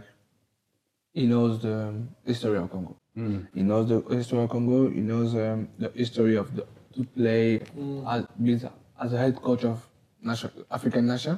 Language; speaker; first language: English; non-native, learner; French